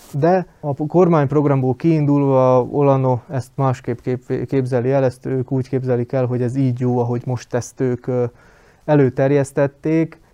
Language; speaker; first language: Hungarian; native; Hungarian